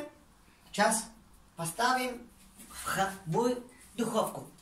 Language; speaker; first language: Russian; non-native, learner; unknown